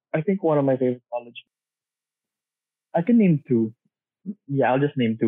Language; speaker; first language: English; non-native, local second language; Cebuano